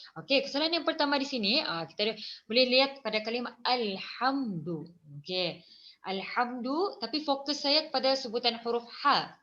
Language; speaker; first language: Malay; native; Malay